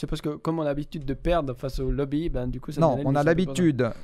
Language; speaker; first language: French; native; French